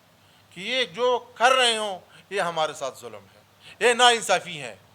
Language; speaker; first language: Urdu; early bilingual, other home language; Pashto